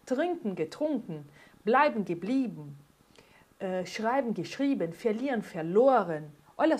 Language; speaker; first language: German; non-native, fluent; Portuguese